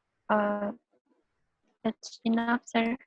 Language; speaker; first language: English; non-native, learner; Indonesian